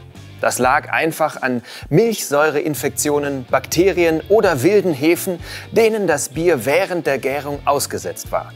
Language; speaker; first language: German; native; German